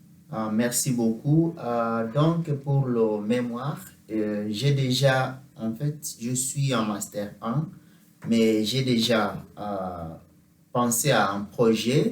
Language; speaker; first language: French; non-native, fluent; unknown